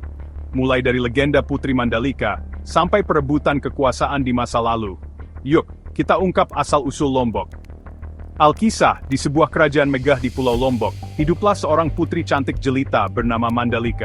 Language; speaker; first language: Indonesian; native; Indonesian